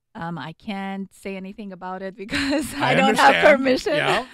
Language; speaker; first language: English; non-native, fluent; Persian